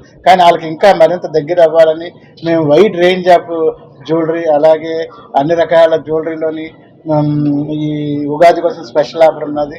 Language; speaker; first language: Telugu; native; Telugu